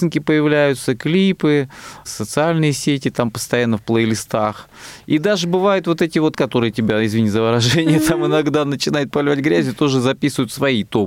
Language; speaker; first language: Russian; native; Russian